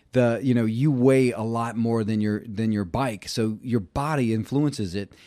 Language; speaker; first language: English; native; English